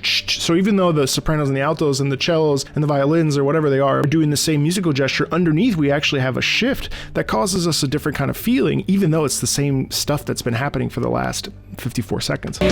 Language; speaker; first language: English; native; English